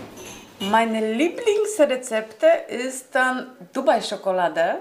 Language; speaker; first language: German; non-native, learner; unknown